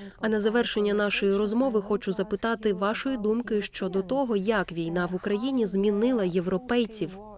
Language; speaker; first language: Ukrainian; native; Ukrainian